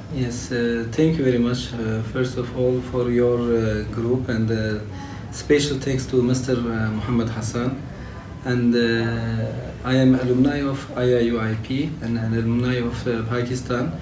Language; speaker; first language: English; non-native, fluent; Turkish